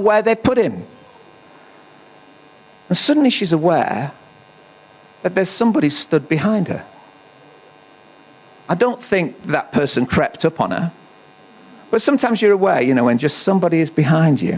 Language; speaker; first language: English; native; English